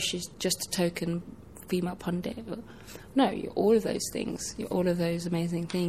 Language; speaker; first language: English; native; English